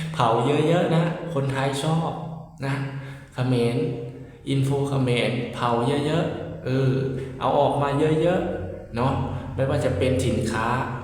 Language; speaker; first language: Thai; native; Thai